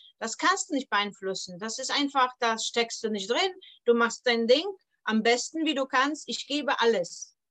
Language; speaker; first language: German; non-native, fluent; Polish